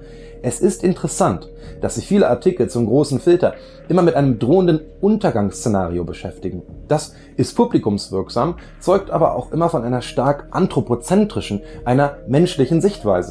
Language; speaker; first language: German; native; German